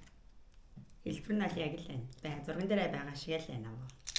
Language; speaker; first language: Mongolian; native; Mongolian